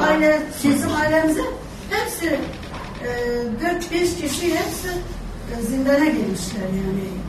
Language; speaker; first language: Turkish; non-native, local second language; Kurdish